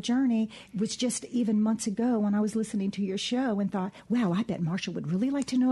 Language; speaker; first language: English; native; English